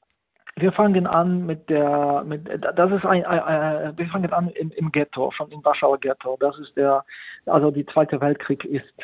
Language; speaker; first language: German; non-native, fluent; Polish